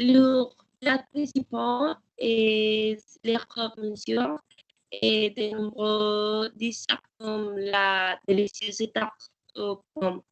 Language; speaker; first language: French; non-native, learner; Spanish